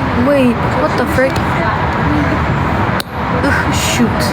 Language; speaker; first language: English; non-native, fluent; Turkish